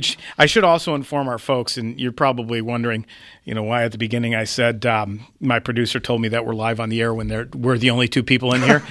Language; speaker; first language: English; native; English